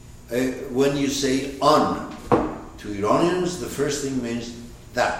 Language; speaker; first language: English; non-native, fluent; Persian